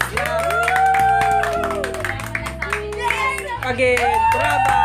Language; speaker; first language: English; non-native, local second language; Filipino